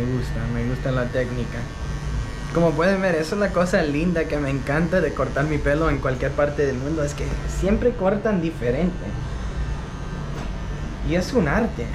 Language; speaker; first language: Spanish; early bilingual, heritage; Spanish